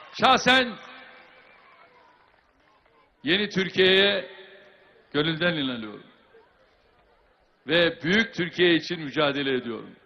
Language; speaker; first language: Turkish; native; Turkish